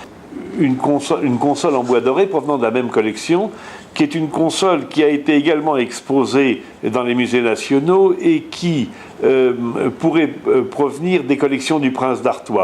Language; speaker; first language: French; native; French